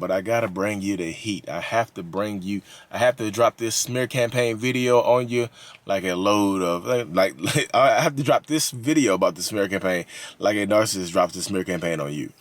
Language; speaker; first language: English; native; English